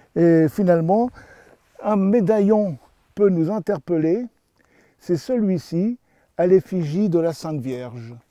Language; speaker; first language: French; native; French